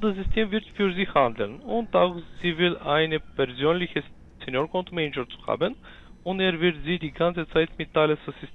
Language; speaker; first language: German; non-native, learner; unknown